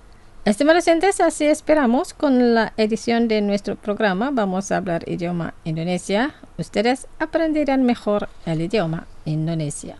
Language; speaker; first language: Spanish; non-native, fluent; Indonesian